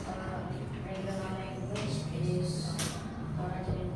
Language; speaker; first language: English; non-native, learner; Indonesian